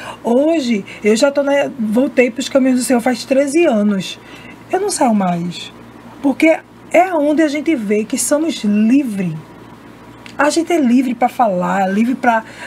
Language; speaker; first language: Portuguese; native; Portuguese